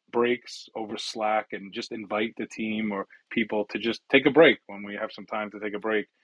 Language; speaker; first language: English; early bilingual, other home language; Italian